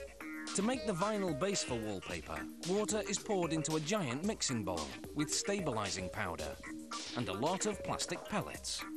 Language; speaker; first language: English; native; English